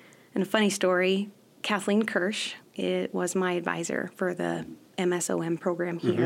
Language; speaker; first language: English; native; English